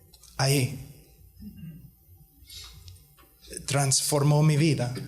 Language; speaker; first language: Spanish; non-native, fluent; English